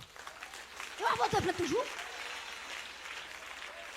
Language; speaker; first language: French; non-native, local second language; Haitian Creole